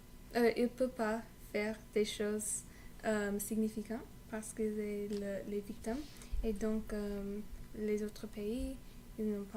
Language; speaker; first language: French; non-native, learner; English